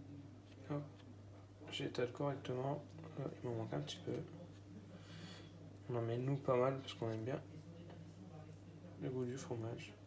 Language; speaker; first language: French; native; French